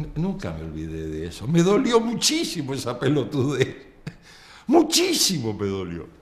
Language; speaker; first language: Spanish; native; Spanish